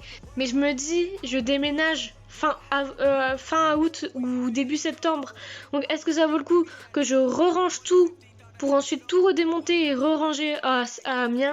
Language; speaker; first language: French; native; French